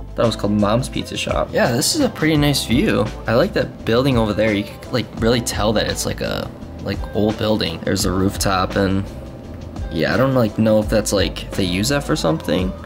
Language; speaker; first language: English; native; English